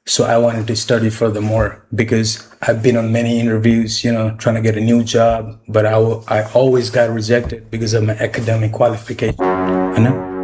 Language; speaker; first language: English; non-native, local second language; Nepali